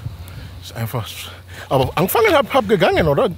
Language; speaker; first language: German; non-native, learner; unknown